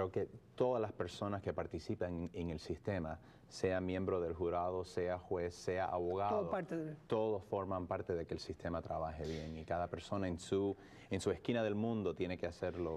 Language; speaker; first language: Spanish; early bilingual, heritage; Spanish